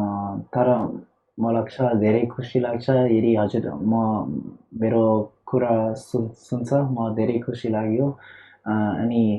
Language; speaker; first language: Nepali; early bilingual, heritage; Nepali